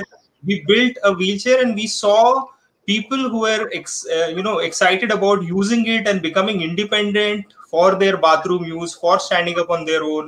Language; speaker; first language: English; non-native, local second language; Marathi